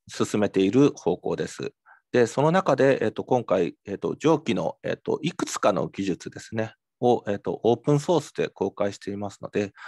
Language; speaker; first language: Japanese; native; Japanese